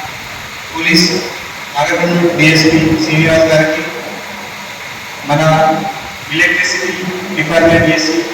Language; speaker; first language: Telugu; non-native, fluent; Marathi